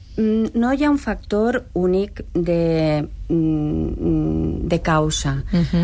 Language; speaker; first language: Catalan; non-native, local second language; Spanish